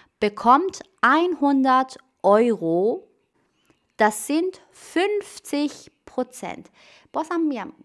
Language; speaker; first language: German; non-native, fluent; Persian